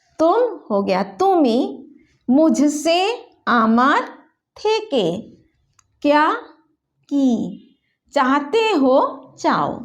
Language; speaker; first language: Hindi; native; Hindi